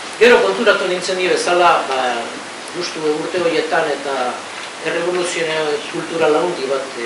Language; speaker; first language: Basque; non-native, local second language; Spanish